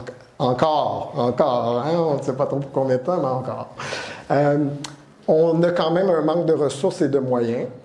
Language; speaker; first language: French; native; French